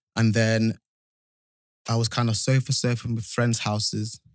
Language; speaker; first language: English; native; English